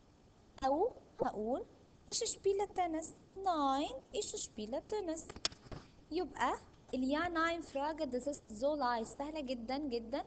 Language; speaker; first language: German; non-native, fluent; Arabic